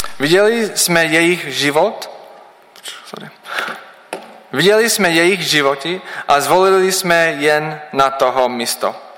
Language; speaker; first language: Czech; non-native, learner; English